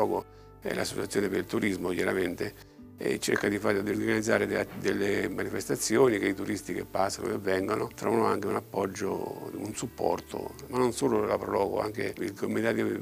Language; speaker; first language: Italian; native; Italian